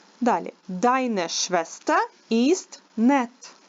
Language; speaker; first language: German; non-native, learner; Ukrainian